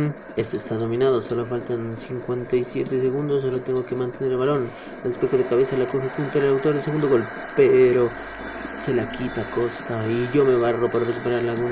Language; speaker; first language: Spanish; native; Spanish